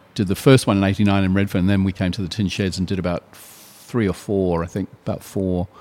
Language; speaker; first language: English; native; English